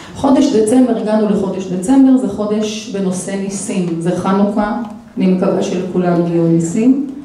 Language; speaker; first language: Hebrew; native; Hebrew